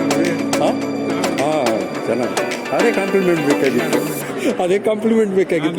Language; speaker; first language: Kannada; native; Kannada